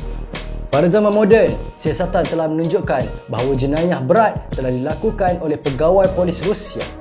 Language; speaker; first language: Malay; native; Malay